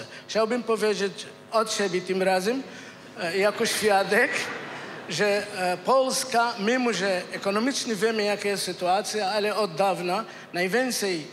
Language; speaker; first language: Polish; non-native, fluent; Arabic